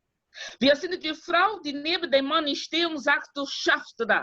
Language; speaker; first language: German; non-native, fluent; Portuguese